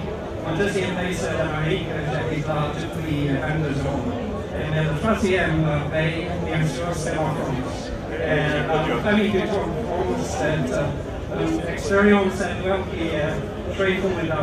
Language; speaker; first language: French; non-native, learner; English